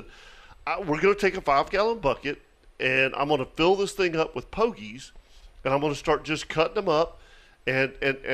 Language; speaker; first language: English; native; English